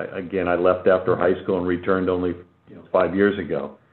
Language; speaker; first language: English; native; English